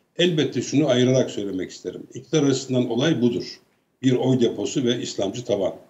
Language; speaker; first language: Turkish; native; Turkish